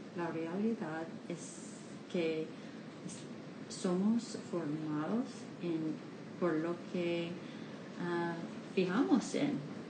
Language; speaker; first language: Spanish; non-native, learner; English